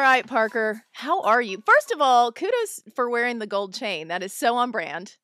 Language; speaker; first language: English; native; English